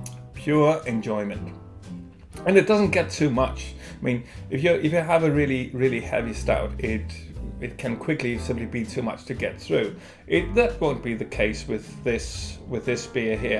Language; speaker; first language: English; non-native, fluent; Danish